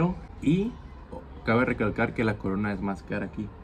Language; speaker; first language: Spanish; native; Spanish